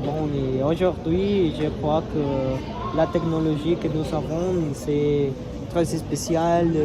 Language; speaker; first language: French; non-native, learner; Spanish